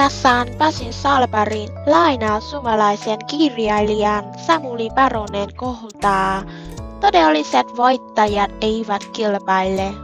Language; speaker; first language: Finnish; non-native, learner; Vietnamese